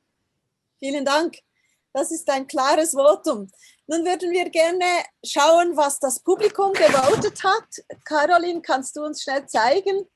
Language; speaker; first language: German; native; German